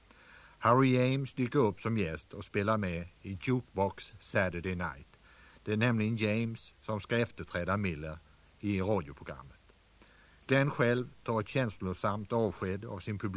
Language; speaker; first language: Swedish; native; Swedish